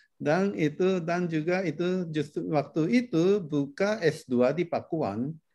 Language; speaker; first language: Indonesian; non-native, fluent; Japanese